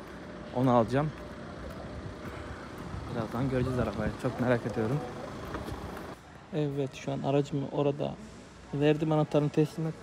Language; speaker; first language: Turkish; native; Turkish